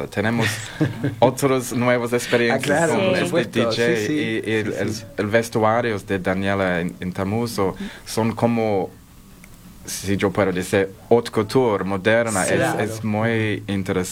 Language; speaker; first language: Spanish; non-native, learner; English